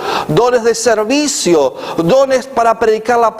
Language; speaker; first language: Spanish; native; Spanish